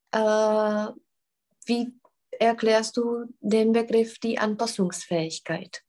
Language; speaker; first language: German; non-native, fluent; Czech